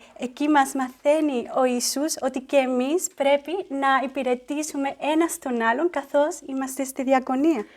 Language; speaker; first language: Greek; non-native, fluent; Spanish